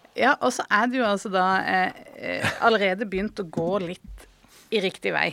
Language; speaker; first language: Norwegian; native; Norwegian